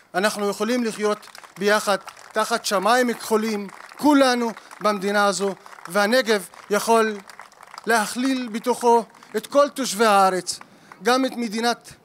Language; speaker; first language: Hebrew; native; Hebrew